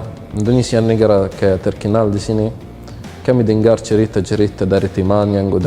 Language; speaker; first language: Indonesian; non-native, fluent; Arabic